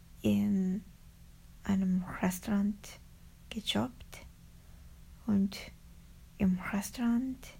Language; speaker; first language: German; non-native, learner; Japanese